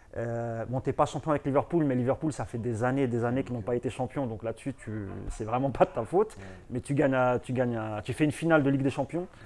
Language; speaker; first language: French; native; French